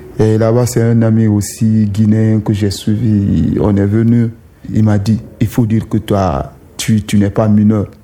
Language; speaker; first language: French; non-native, local second language; Susu